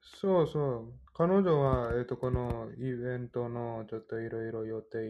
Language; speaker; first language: Japanese; non-native, learner; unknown